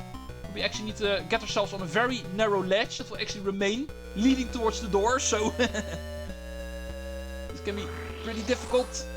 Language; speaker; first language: English; non-native, fluent; Dutch